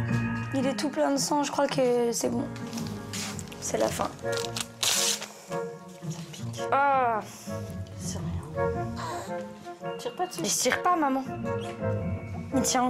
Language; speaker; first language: French; native; French